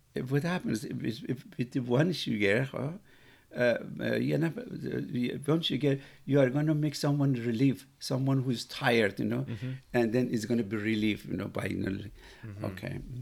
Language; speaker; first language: English; non-native, fluent; Persian